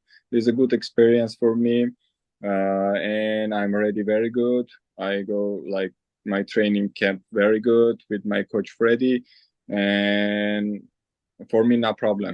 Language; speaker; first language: English; non-native, learner; Armenian